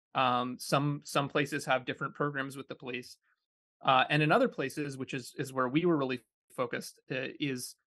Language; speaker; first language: English; native; English